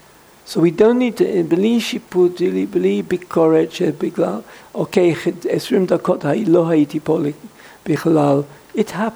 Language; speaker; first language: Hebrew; non-native, fluent; English